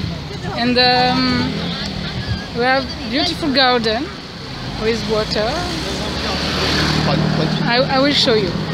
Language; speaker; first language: English; non-native, learner; French